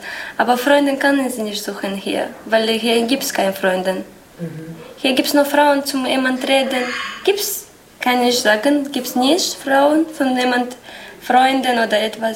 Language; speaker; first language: German; non-native, learner; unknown